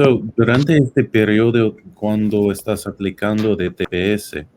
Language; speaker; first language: Spanish; non-native, fluent; English